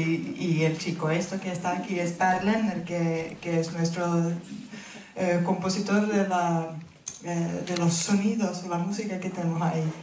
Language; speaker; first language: Spanish; non-native, fluent; Finnish